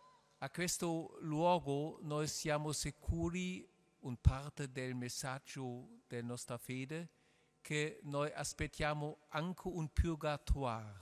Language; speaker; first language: Italian; non-native, learner; German